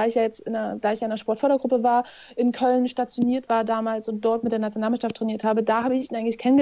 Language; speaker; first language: German; native; German